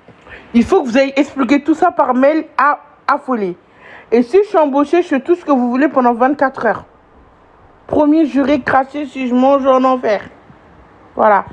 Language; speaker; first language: French; native; French